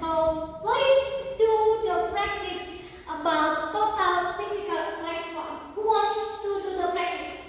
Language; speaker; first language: English; non-native, fluent; Indonesian